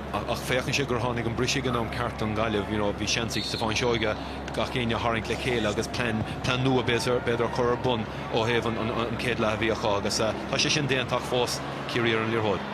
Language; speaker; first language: Irish; native; Irish